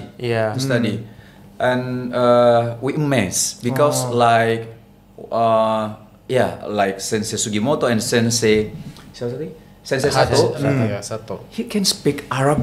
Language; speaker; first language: English; non-native, learner; Indonesian